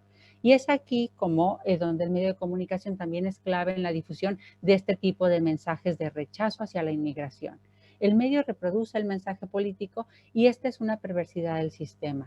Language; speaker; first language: Spanish; native; Spanish